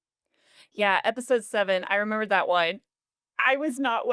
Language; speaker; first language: English; native; English